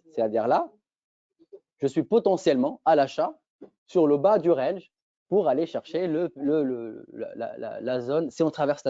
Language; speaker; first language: French; native; French